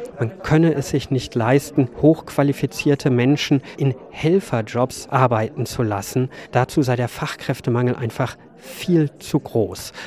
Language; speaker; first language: German; native; German